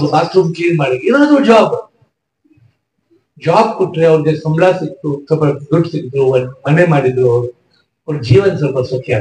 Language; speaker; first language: Kannada; non-native, local second language; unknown